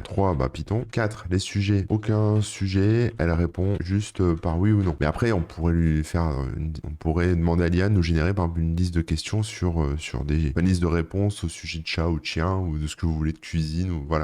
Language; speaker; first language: French; native; French